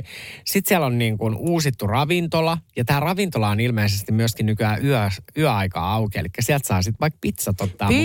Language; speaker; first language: Finnish; native; Finnish